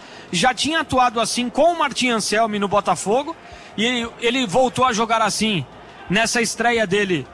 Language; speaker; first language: Portuguese; native; Portuguese